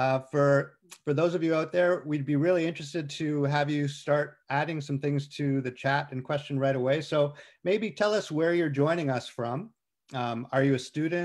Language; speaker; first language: English; native; English